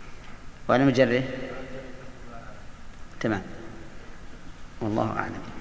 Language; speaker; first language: Arabic; native; Arabic